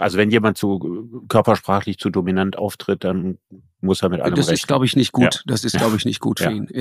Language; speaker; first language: German; native; German